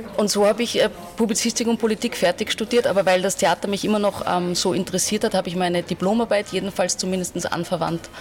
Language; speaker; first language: German; native; German